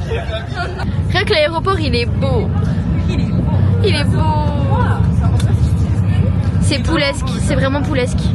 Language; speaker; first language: French; native; French